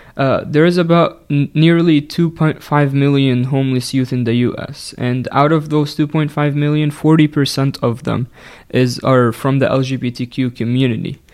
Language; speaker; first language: English; non-native, fluent; Arabic